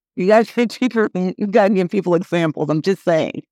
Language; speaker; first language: English; native; English